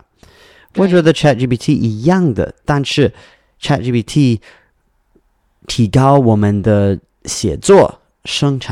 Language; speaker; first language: Chinese; non-native, learner; English